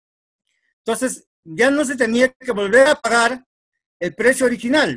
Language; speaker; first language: Spanish; native; Spanish